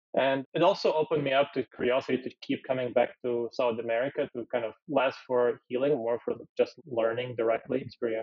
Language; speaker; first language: English; early bilingual, other home language; Ukrainian